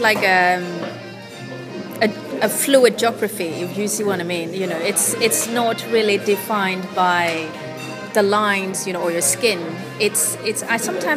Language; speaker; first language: English; non-native, local second language; Cantonese